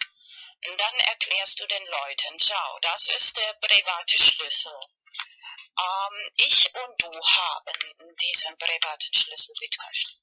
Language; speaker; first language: German; non-native, fluent; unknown